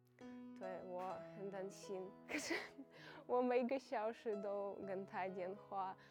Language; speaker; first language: Chinese; non-native, fluent; Ukrainian